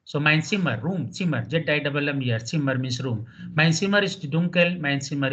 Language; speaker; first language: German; non-native, fluent; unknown